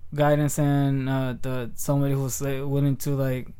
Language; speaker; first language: English; early bilingual, other home language; Spanish